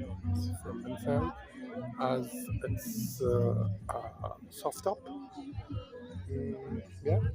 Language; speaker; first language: English; non-native, local second language; Urdu